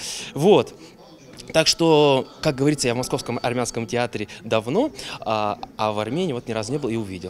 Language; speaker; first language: Russian; native; Russian